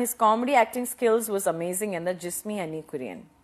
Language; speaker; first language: English; non-native, local second language; Malayalam